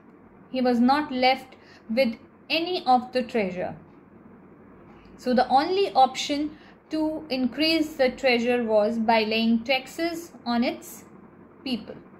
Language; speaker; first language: English; non-native, local second language; Hindi